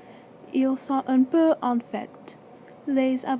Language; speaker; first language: French; non-native, learner; English